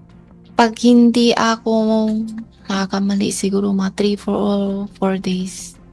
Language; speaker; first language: Filipino; non-native, learner; Chinese